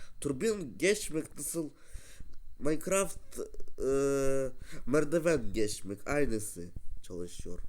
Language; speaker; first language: Turkish; non-native, learner; Russian